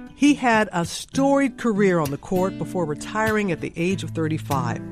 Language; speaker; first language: English; native; English